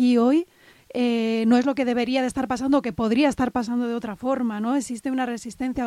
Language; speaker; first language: Spanish; native; Spanish